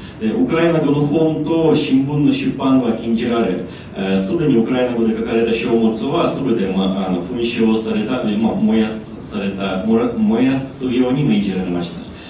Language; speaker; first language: Japanese; non-native, fluent; Ukrainian